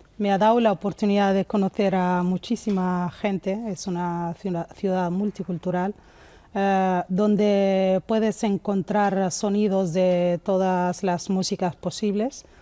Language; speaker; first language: Spanish; non-native, local second language; Arabic